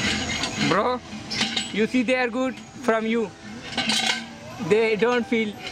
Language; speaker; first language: English; non-native, learner; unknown